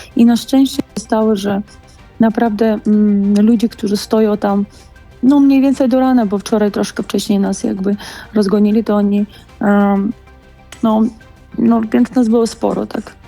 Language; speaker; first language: Polish; non-native, fluent; Georgian